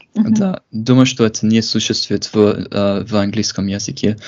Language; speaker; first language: Russian; non-native, fluent; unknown